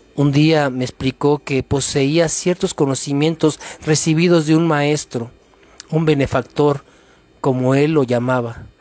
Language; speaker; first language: Spanish; native; Spanish